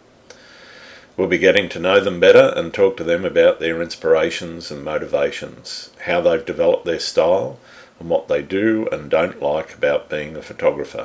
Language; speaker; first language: English; native; English